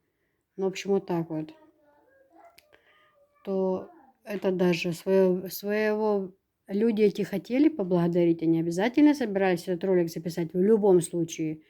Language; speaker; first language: Russian; native; Russian